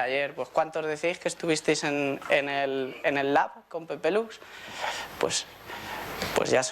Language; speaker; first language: Spanish; native; Spanish